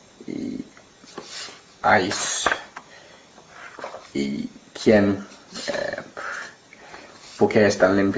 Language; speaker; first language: Spanish; non-native, learner; English